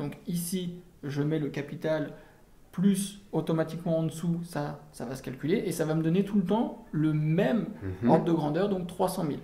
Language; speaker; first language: French; native; French